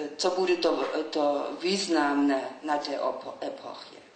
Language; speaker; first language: Czech; non-native, learner; German